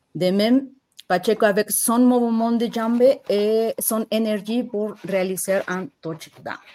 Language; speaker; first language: French; non-native, learner; Spanish